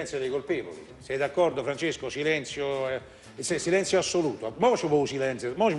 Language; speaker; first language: Italian; native; Italian